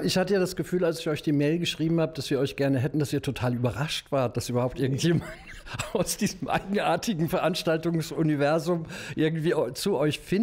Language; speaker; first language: German; native; German